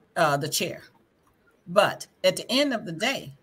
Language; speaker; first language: English; native; English